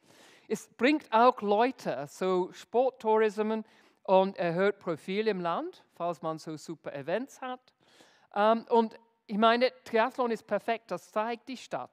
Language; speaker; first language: German; non-native, fluent; English